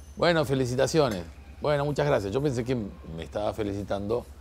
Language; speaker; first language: Spanish; native; Spanish